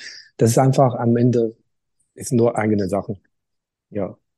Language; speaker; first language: German; non-native, fluent; Chinese